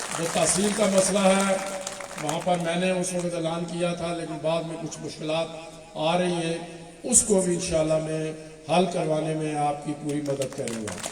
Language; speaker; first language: Urdu; non-native, local second language; Pahari-Potwari